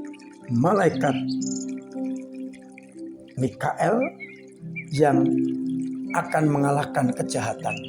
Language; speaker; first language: Indonesian; non-native, local second language; Javanese